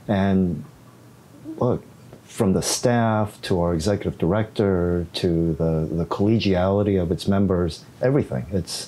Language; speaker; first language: English; non-native, fluent; Korean